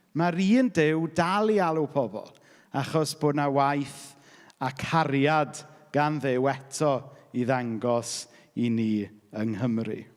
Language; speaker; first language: Welsh; native; Welsh